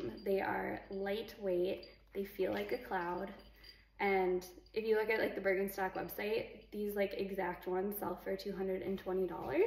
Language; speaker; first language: English; native; English